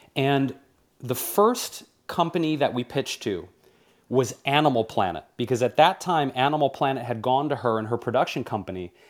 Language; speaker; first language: English; native; English